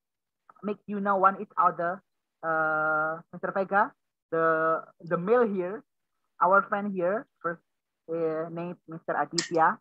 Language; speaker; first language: English; non-native, learner; Indonesian